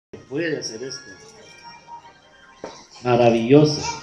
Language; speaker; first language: Spanish; native; Spanish